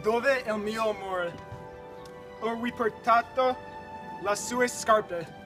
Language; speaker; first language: Italian; non-native, learner; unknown